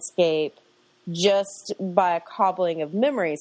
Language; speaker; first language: English; native; English